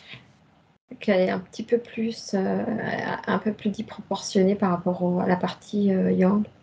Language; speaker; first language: French; native; French